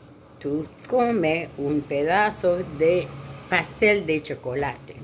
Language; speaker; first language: Spanish; non-native, learner; French